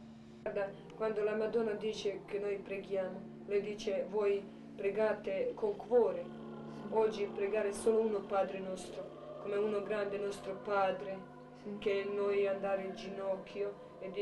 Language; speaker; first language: Italian; non-native, learner; Croatian